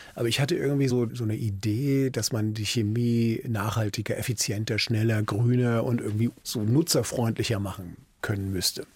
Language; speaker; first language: German; native; German